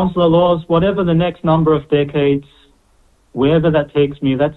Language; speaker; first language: English; native; English